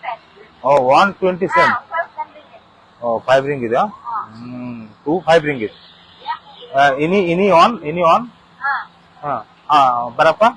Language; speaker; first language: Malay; non-native, learner; Bangla